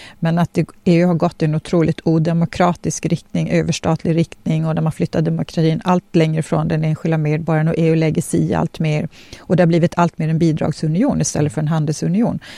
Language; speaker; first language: Swedish; early bilingual, other home language; Polish